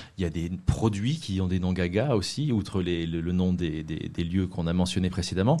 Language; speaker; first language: French; native; French